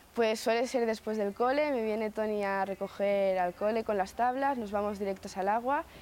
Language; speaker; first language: Spanish; native; Spanish